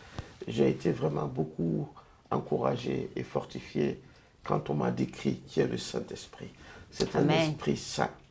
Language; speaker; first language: French; non-native, local second language; Lingala